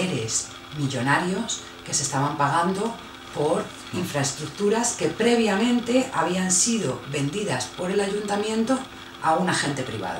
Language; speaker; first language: Spanish; native; Spanish